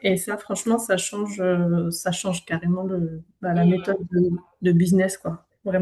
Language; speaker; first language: French; native; French